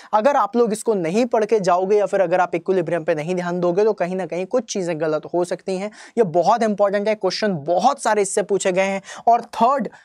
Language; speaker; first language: Hindi; native; Hindi